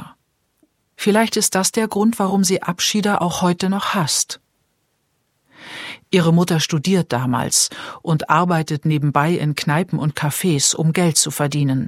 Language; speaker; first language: German; native; German